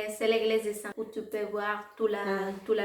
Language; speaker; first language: French; non-native, learner; Spanish